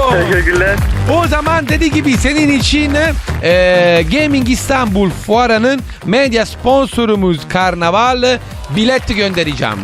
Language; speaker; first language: Turkish; non-native, learner; Italian